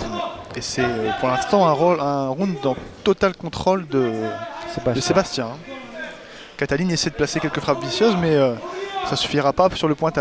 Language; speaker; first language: French; native; French